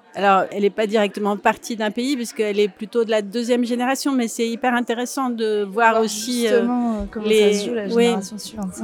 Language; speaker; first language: French; native; French